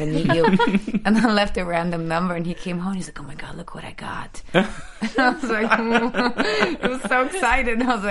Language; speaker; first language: English; early bilingual, other home language; Polish